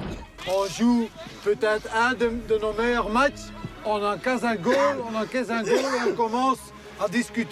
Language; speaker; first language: French; non-native, local second language; Dutch